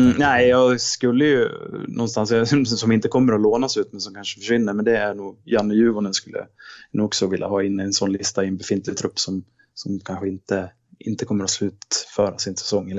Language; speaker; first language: Swedish; native; Swedish